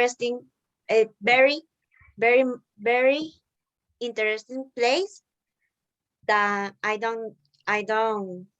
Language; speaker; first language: English; non-native, learner; Spanish